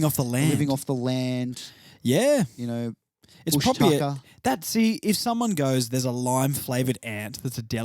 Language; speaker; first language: English; native; English